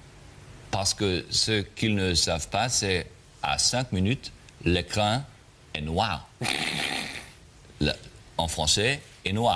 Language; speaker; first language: French; non-native, learner; German